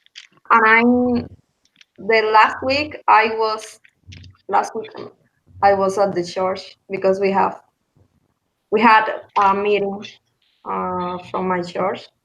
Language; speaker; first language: English; non-native, learner; Spanish